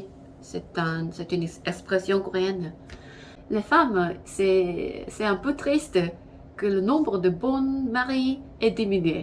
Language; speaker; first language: French; non-native, learner; Korean